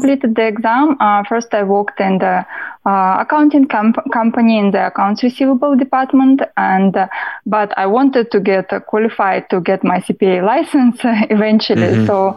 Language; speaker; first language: English; non-native, fluent; Russian